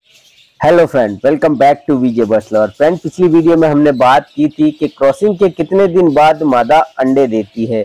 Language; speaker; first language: Hindi; native; Hindi